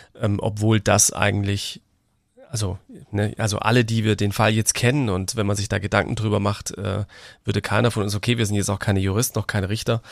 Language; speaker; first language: German; native; German